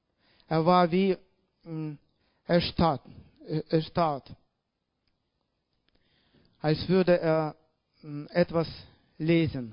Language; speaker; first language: German; non-native, learner; Russian